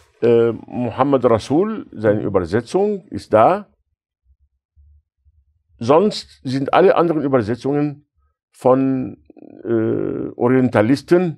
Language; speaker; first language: German; non-native, fluent; Arabic